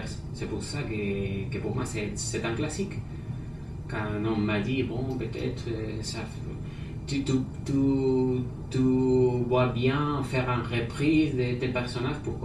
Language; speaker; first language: French; non-native, fluent; Spanish